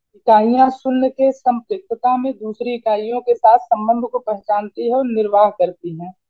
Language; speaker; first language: Hindi; native; Hindi